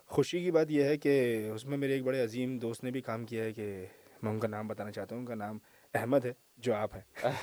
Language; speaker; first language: Urdu; native; Urdu